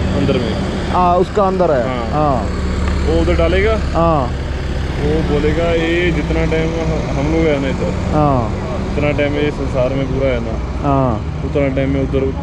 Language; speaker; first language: Hindi; non-native, local second language; Punjabi